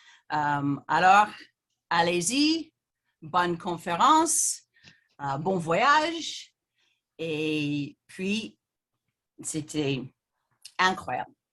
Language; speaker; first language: French; non-native, fluent; English